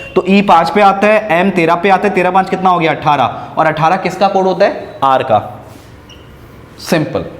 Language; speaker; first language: Hindi; native; Hindi